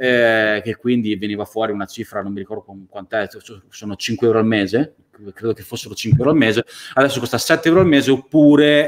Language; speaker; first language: Italian; native; Italian